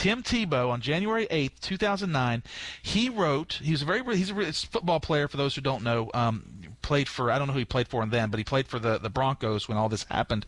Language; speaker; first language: English; native; English